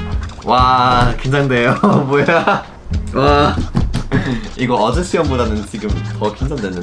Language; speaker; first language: Korean; non-native, fluent; German